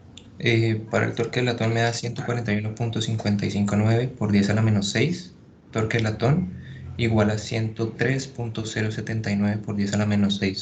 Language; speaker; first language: Spanish; native; Spanish